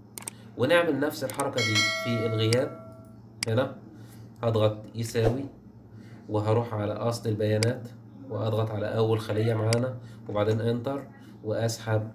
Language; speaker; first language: Arabic; native; Arabic